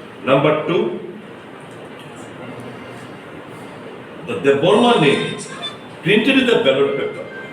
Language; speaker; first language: English; non-native, local second language; Bangla